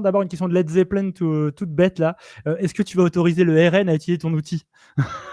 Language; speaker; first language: French; native; French